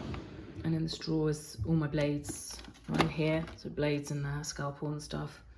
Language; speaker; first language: English; native; English